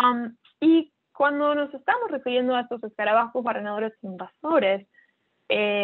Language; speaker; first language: Spanish; native; Spanish